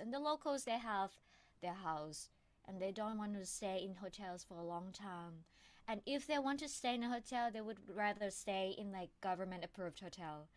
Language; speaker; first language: English; non-native, fluent; Thai